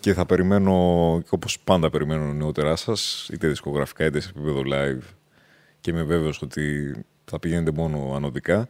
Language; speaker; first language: Greek; native; Greek